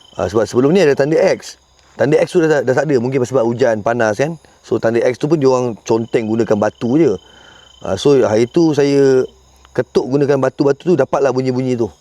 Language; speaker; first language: Malay; native; Malay